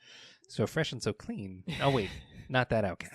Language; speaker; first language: English; native; English